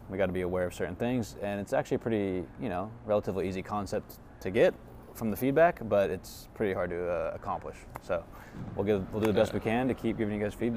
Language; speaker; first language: English; native; English